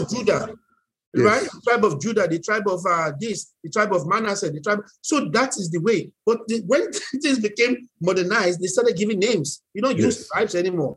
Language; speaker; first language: English; non-native, local second language; Yoruba